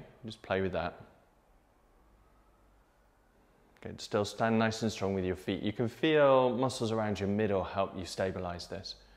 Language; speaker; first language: English; native; English